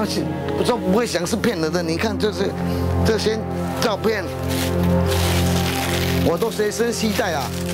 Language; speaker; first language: Chinese; non-native, local second language; Min Nan Chinese